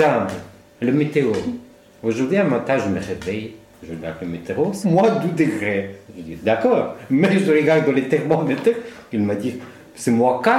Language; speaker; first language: French; non-native, learner; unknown